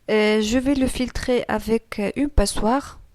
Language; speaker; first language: French; non-native, local second language; Arabic